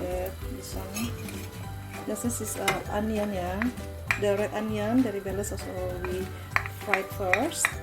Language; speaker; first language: English; non-native, learner; Indonesian